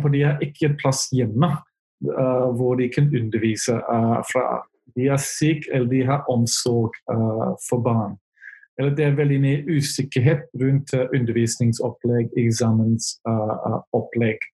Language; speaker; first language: Norwegian; non-native, fluent; English